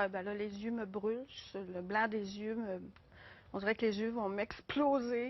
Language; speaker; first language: French; native; French